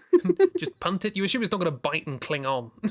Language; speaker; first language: English; native; English